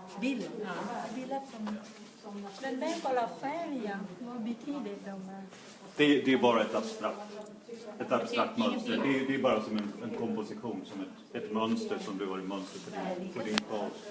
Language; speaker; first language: Swedish; non-native, learner; Thai